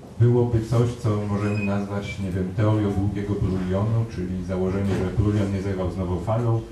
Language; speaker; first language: Polish; native; Polish